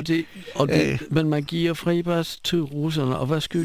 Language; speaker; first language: Danish; non-native, fluent; Polish